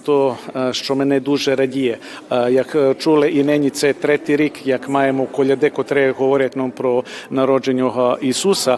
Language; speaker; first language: Ukrainian; early bilingual, heritage; Ukrainian